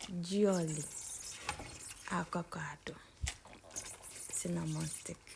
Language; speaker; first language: Italian; non-native, learner; Akan